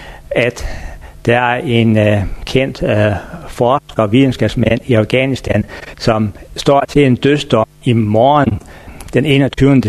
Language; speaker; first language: Danish; native; Danish